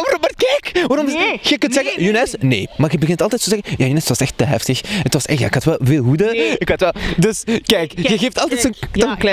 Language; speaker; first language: Dutch; native; Dutch